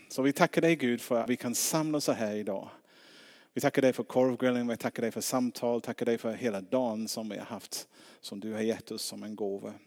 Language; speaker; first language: Swedish; non-native, fluent; English